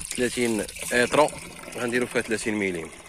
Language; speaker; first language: Arabic; native; Arabic